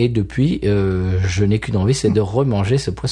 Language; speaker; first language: French; native; French